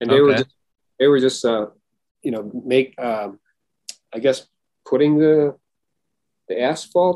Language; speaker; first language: English; early bilingual, other home language; Filipino